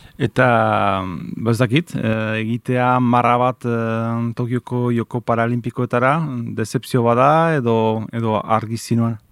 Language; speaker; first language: Basque; native; Basque